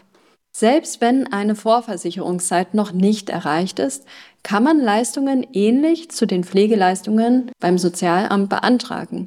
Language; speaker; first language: German; native; German